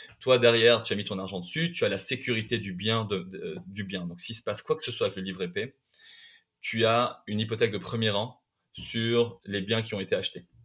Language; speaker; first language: French; non-native, local second language; Arabic